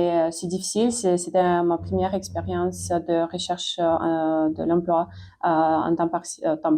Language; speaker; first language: French; non-native, fluent; Ukrainian